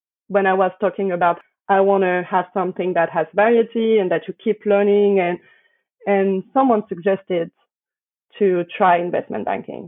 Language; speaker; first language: English; non-native, fluent; French